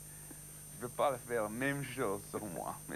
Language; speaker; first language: French; non-native, learner; English